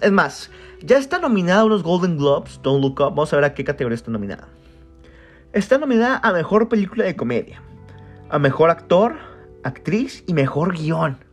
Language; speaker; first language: Spanish; native; Spanish